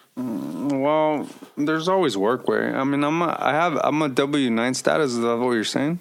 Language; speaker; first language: English; early bilingual, other home language; Spanish